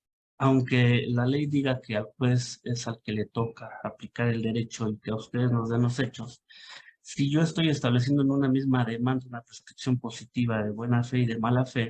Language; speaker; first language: Spanish; native; Spanish